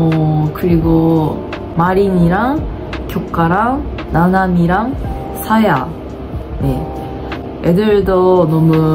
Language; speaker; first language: Korean; non-native, fluent; Japanese